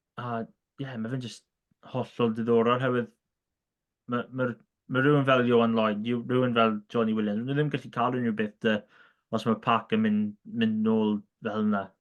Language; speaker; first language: Welsh; native; Welsh